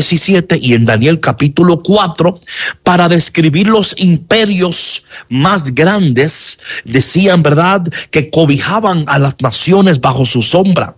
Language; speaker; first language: Spanish; native; Spanish